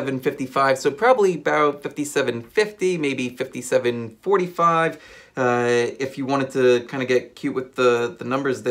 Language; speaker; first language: English; native; English